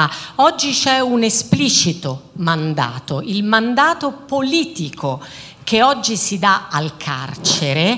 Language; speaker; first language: Italian; native; Italian